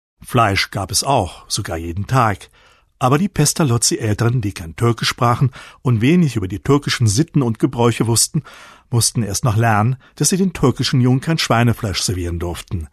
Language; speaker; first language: German; native; German